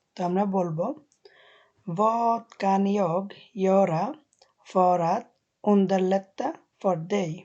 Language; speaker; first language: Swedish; non-native, fluent; Bangla